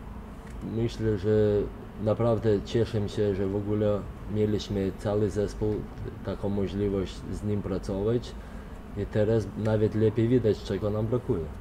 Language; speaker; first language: Polish; non-native, fluent; Lithuanian